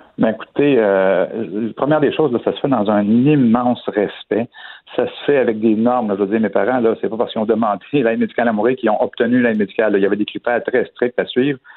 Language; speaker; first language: French; native; French